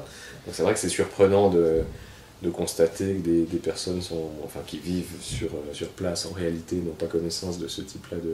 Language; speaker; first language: French; native; French